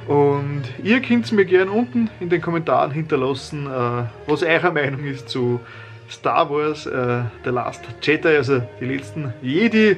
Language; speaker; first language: German; native; German